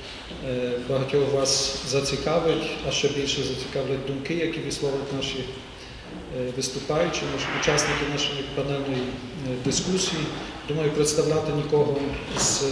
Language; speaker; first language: Ukrainian; native; Ukrainian